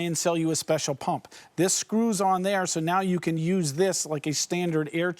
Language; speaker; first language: English; native; English